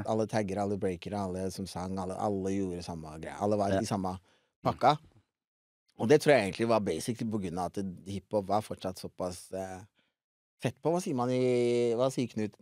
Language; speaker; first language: Norwegian; early bilingual, other home language; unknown